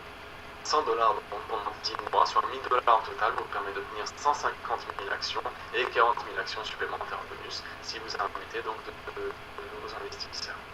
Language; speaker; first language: French; native; French